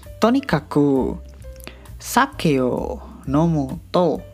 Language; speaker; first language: Japanese; non-native, learner; Indonesian